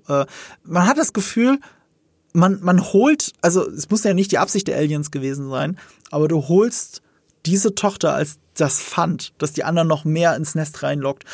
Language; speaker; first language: German; native; German